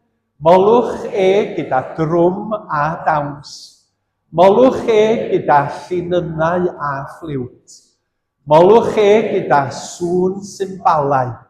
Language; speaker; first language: Welsh; native; Welsh